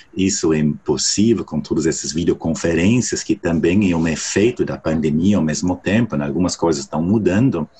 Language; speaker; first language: Portuguese; non-native, fluent; German